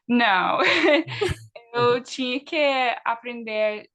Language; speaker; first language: Portuguese; early bilingual, other home language; English